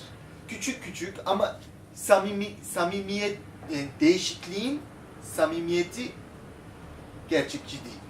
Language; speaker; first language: Turkish; non-native, local second language; Armenian